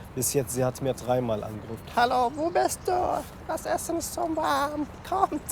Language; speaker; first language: German; non-native, learner; Arabic